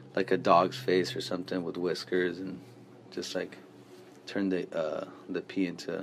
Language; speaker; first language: English; native; English